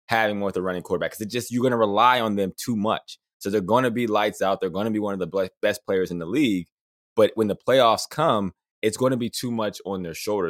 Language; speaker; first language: English; native; English